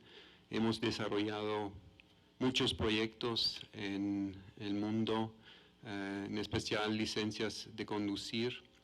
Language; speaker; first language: Spanish; non-native, fluent; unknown